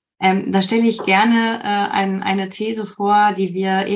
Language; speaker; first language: German; native; German